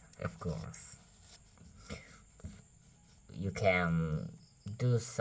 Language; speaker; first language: English; non-native, learner; Indonesian